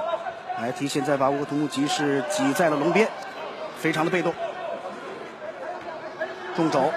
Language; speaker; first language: Chinese; native; Chinese